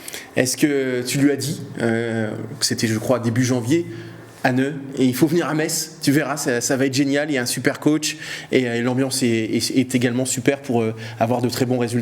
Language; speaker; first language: French; native; French